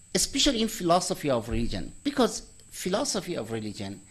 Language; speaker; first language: English; non-native, fluent; Persian